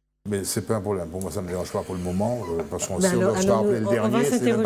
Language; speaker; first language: French; native; French